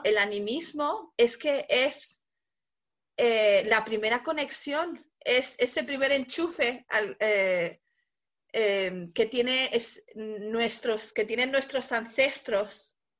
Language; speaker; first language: Spanish; native; Spanish